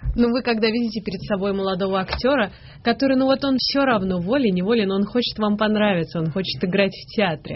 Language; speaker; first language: Russian; native; Russian